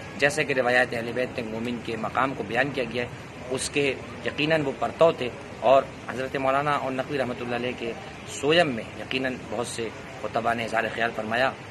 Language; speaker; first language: Urdu; native; Urdu